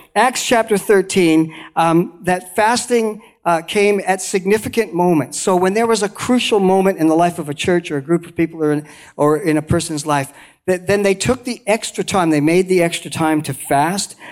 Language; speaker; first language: English; native; English